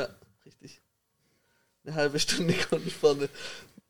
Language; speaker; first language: German; native; German